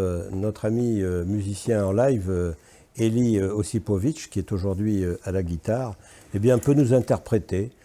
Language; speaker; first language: French; native; French